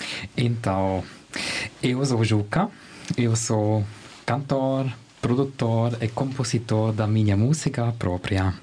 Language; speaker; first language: Portuguese; non-native, learner; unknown